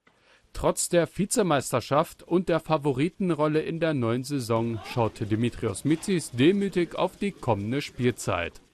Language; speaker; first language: German; native; German